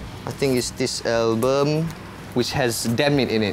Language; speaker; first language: English; early bilingual, heritage; English